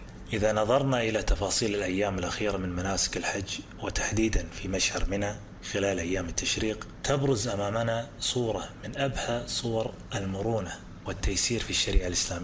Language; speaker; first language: Arabic; native; Arabic